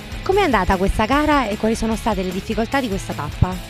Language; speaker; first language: Italian; native; Italian